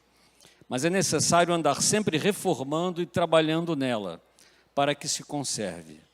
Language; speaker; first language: Portuguese; native; Portuguese